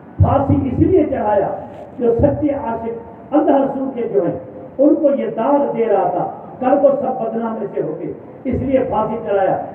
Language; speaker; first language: Urdu; non-native, local second language; Sindhi